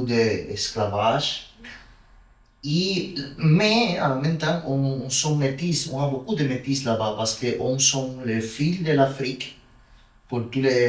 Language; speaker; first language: French; non-native, learner; Spanish